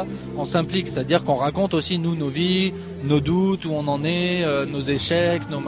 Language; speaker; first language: French; native; French